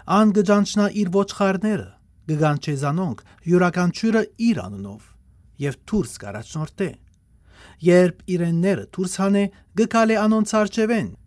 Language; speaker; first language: Armenian; native; Armenian